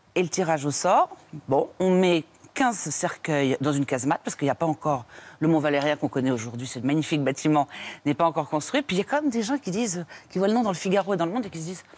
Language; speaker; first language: French; native; French